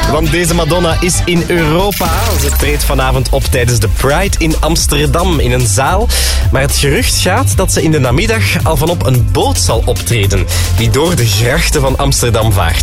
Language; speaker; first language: Dutch; native; Dutch